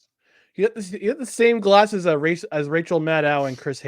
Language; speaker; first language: English; native; English